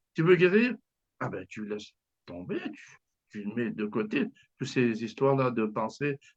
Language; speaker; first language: French; native; French